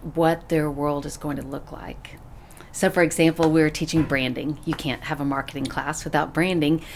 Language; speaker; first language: English; native; English